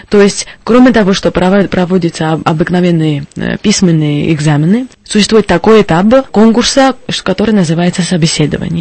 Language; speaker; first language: Russian; non-native, local second language; Georgian